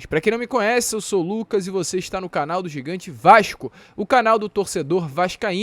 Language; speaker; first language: Portuguese; native; Portuguese